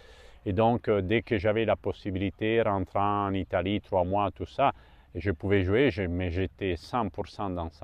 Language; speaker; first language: French; non-native, fluent; Italian